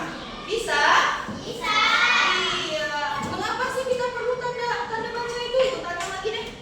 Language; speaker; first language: Indonesian; native; Indonesian